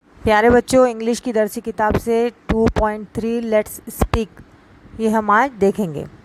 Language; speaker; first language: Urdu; native; Urdu